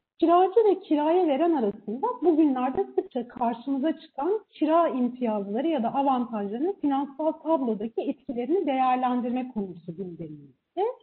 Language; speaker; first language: Turkish; native; Turkish